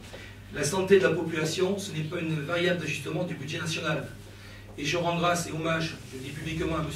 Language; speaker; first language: French; native; French